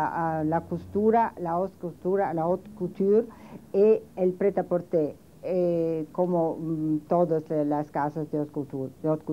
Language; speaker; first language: Spanish; non-native, learner; Italian